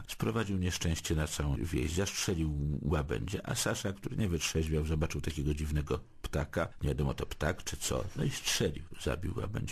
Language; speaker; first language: Polish; native; Polish